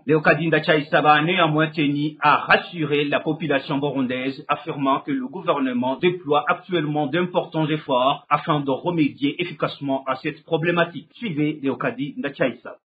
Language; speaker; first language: French; non-native, local second language; Rundi